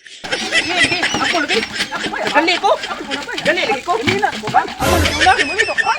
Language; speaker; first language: Filipino; non-native, local second language; Cebuano